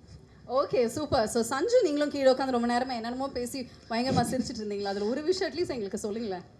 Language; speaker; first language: Tamil; native; Tamil